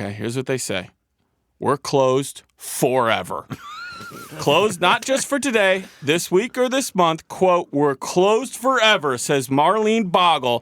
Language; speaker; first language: English; native; English